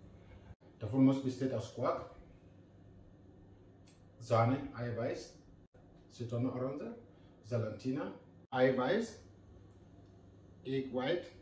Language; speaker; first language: German; non-native, learner; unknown